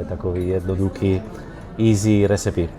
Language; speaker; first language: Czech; non-native, learner; Italian